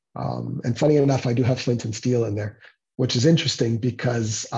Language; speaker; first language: English; native; English